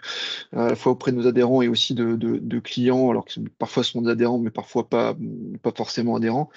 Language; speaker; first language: French; native; French